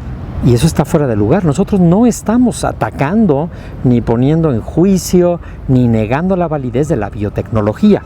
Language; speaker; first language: Spanish; native; Spanish